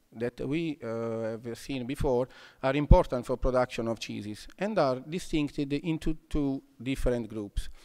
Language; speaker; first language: English; non-native, fluent; Italian